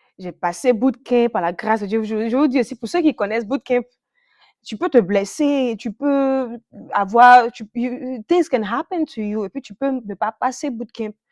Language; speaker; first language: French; native; French